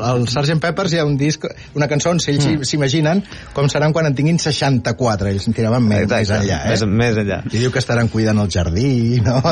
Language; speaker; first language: Catalan; native; Catalan